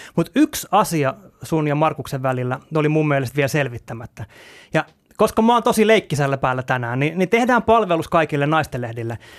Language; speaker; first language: Finnish; native; Finnish